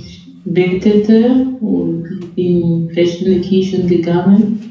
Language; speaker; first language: German; non-native, fluent; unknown